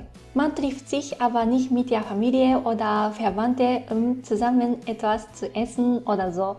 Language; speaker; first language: German; non-native, fluent; Japanese